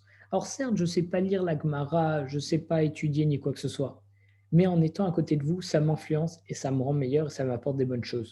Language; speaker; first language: French; native; French